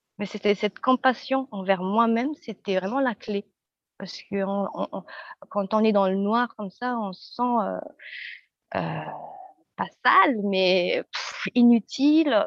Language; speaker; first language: French; non-native, local second language; Malagasy